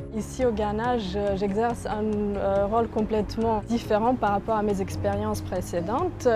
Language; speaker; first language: French; non-native, fluent; Serbian